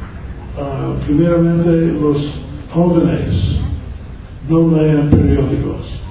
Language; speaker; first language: Spanish; non-native, learner; English